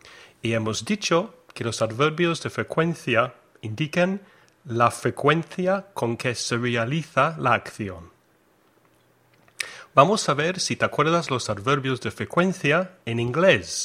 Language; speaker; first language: Spanish; non-native, fluent; English